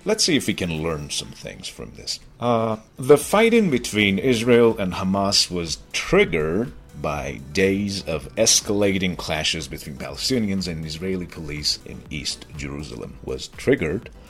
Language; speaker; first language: English; non-native, fluent; Persian